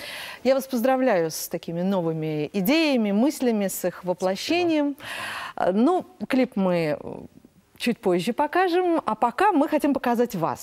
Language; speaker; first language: Russian; native; Russian